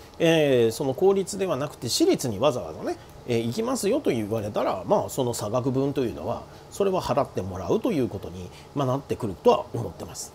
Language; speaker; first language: Japanese; native; Japanese